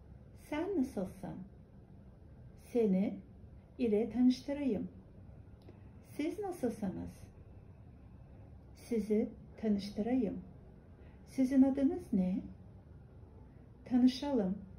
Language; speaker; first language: Turkish; non-native, fluent; Kazakh